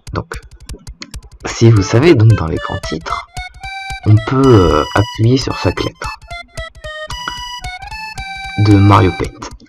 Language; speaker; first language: French; native; French